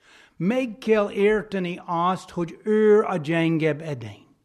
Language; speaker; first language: Hungarian; non-native, fluent; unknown